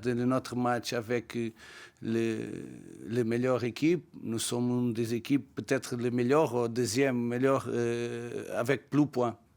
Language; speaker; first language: French; non-native, learner; Portuguese